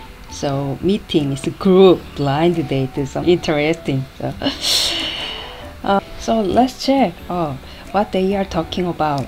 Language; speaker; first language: English; non-native, fluent; Korean